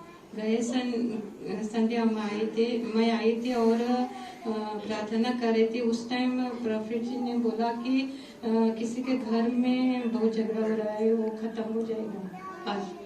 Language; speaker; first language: Hindi; non-native, local second language; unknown